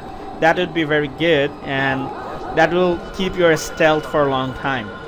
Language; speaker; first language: English; non-native, fluent; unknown